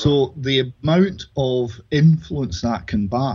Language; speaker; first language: English; native; English